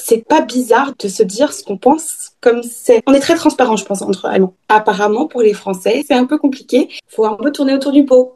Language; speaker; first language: French; early bilingual, heritage; French